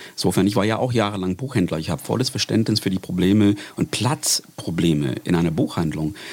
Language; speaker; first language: German; non-native, fluent; English